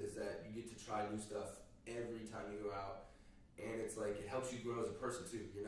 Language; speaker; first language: English; native; English